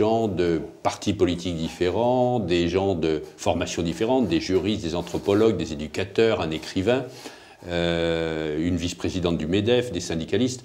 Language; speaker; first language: French; native; French